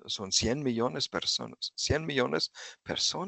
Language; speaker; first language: Spanish; non-native, fluent; German